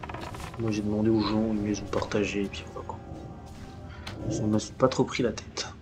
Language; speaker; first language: French; native; French